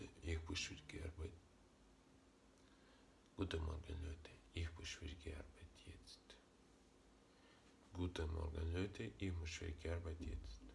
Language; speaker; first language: German; non-native, learner; Russian